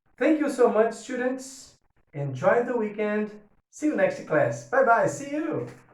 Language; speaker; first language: English; non-native, fluent; Portuguese